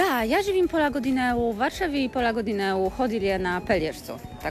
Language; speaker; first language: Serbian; non-native, learner; Polish